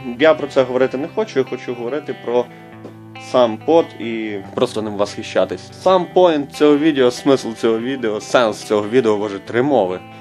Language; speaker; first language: Ukrainian; non-native, local second language; Russian